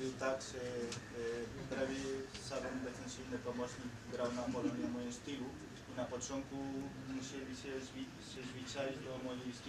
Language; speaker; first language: Polish; non-native, learner; Spanish